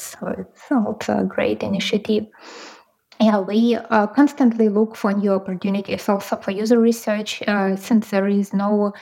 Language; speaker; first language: English; non-native, fluent; Ukrainian